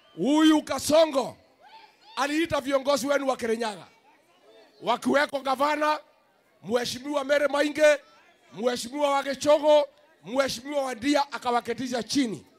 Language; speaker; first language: Swahili; non-native, local second language; Kikuyu